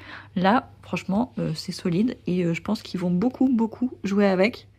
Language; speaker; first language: French; native; French